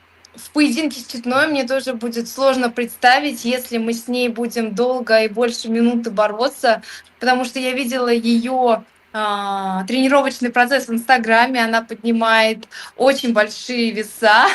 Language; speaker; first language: Russian; native; Russian